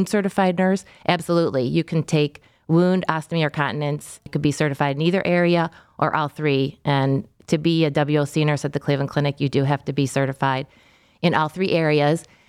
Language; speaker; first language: English; native; English